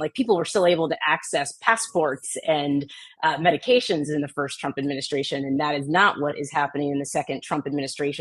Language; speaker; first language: English; native; English